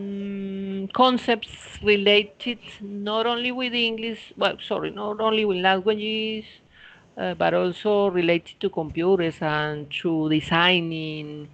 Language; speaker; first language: English; non-native, fluent; Spanish